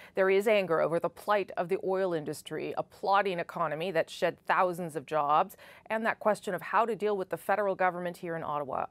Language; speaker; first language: English; native; English